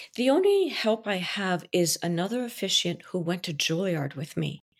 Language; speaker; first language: English; non-native, fluent; French